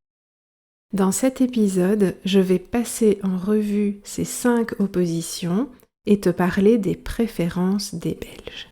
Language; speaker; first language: French; native; French